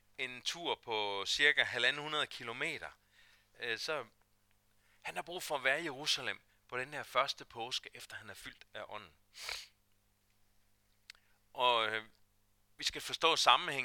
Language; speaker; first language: Danish; native; Danish